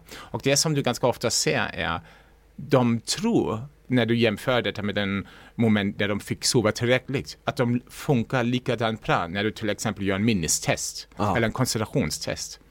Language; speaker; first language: Swedish; non-native, fluent; German